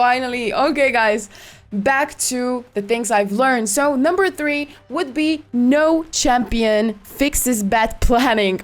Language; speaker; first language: English; non-native, fluent; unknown